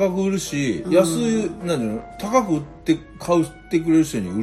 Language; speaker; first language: Japanese; native; Japanese